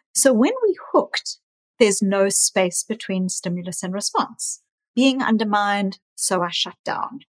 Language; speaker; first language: English; native; English